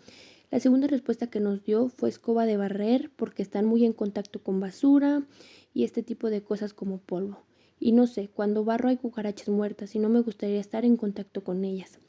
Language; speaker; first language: Spanish; native; Spanish